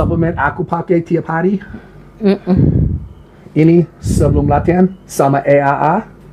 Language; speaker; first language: Indonesian; non-native, learner; English